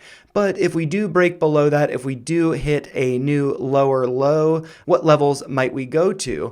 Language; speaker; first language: English; native; English